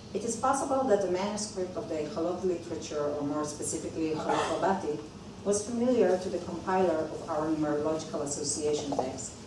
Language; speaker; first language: English; non-native, fluent; Hebrew